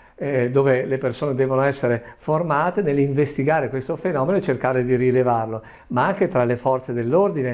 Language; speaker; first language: Italian; native; Italian